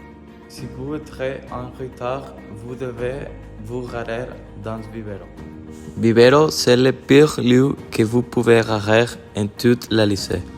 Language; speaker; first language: French; non-native, learner; Spanish